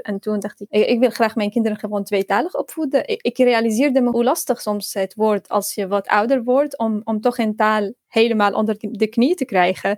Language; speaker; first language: Dutch; non-native, fluent; Arabic